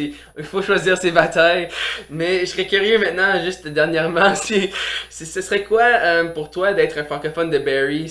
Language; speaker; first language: French; native; French